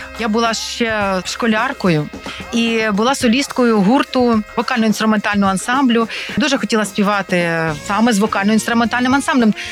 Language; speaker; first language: Ukrainian; native; Ukrainian